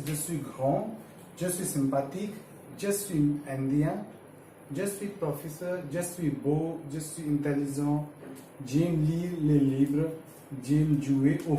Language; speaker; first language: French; non-native, fluent; Hindi